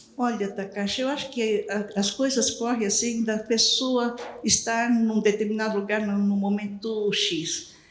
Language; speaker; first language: Portuguese; non-native, local second language; Japanese